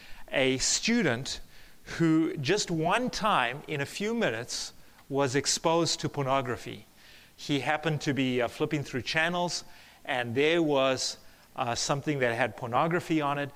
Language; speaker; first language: English; native; English